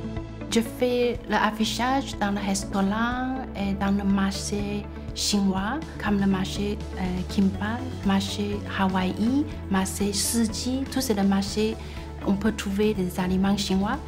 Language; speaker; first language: French; non-native, fluent; Chinese